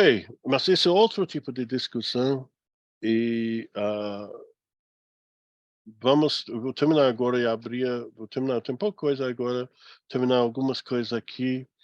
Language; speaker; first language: Portuguese; non-native, fluent; English